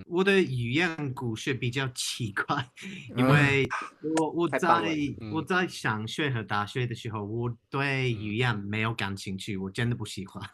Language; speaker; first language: Chinese; non-native, fluent; English